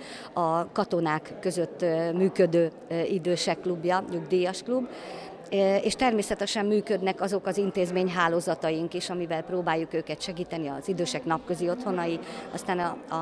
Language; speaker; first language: Hungarian; native; Hungarian